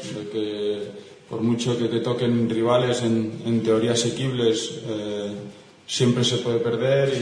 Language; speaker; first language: Spanish; non-native, local second language; Catalan